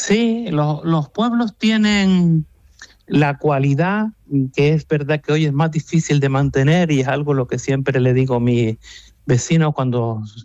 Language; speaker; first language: Spanish; native; Spanish